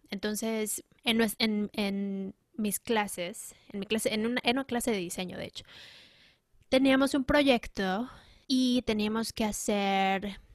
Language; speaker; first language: Spanish; native; Spanish